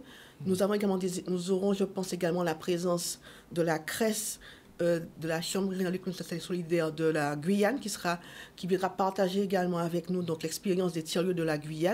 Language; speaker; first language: French; native; French